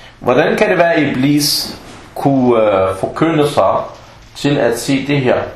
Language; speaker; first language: Danish; non-native, fluent; Arabic